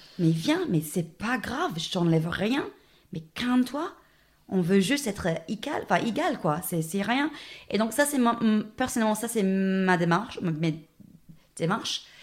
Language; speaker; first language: French; non-native, fluent; English